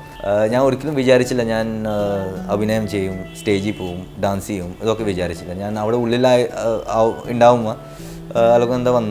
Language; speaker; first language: Malayalam; early bilingual, heritage; Malayalam